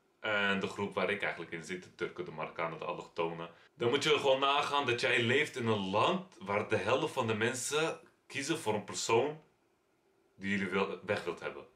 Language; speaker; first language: Dutch; early bilingual, other home language; Turkish